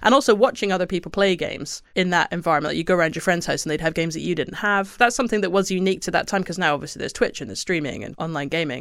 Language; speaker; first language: English; native; English